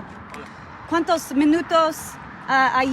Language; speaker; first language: Spanish; non-native, learner; English